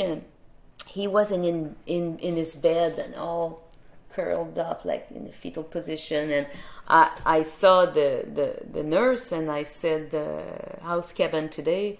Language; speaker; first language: English; non-native, fluent; French